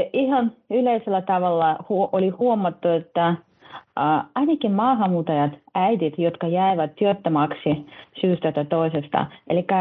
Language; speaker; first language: Finnish; non-native, fluent; Russian